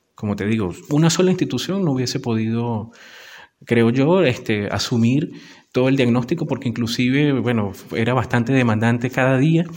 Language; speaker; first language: Spanish; native; Spanish